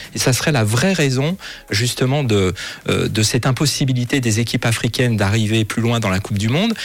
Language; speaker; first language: French; native; French